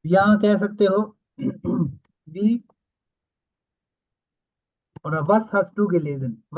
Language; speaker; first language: German; non-native, fluent; Punjabi